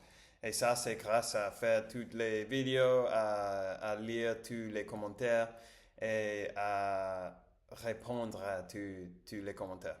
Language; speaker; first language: French; non-native, learner; Spanish